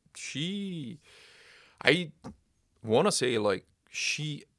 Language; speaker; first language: English; non-native, fluent; Korean